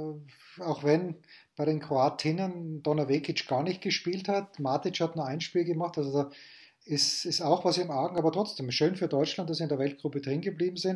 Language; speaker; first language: German; native; German